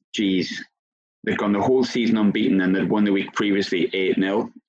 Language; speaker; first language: English; native; English